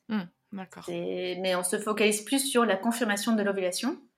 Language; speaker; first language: French; native; French